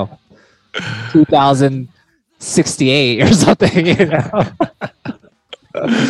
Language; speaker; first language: English; native; English